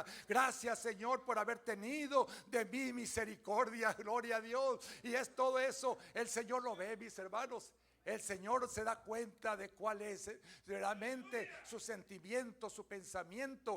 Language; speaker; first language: Spanish; native; Spanish